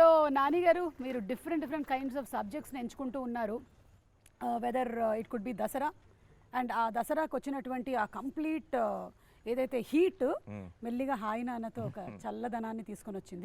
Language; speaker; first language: Telugu; native; Telugu